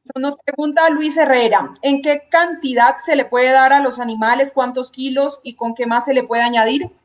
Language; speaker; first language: Spanish; native; Spanish